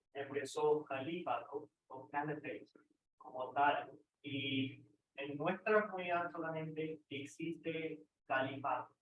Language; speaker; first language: Spanish; non-native, fluent; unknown